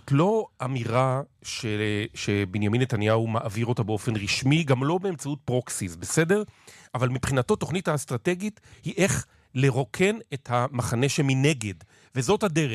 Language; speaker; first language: Hebrew; native; Hebrew